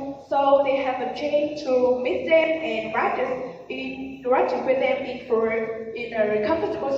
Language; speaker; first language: English; non-native, learner; Vietnamese